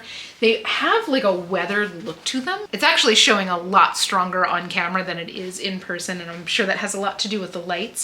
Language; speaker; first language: English; native; English